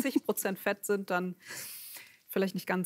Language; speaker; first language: German; native; German